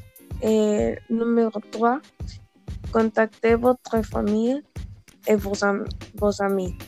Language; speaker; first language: French; non-native, learner; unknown